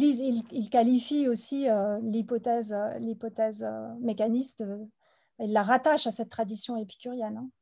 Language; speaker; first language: French; native; French